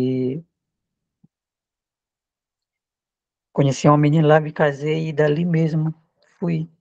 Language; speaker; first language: Portuguese; non-native, local second language; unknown